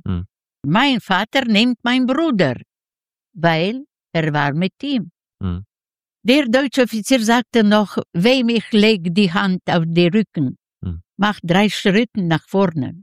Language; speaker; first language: German; non-native, learner; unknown